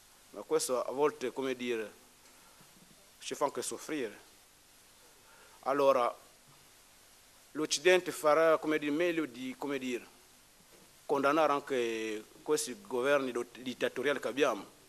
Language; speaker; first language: Italian; non-native, fluent; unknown